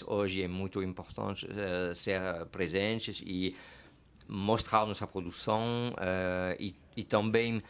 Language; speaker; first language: Portuguese; non-native, fluent; French